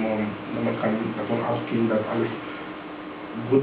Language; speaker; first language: German; non-native, fluent; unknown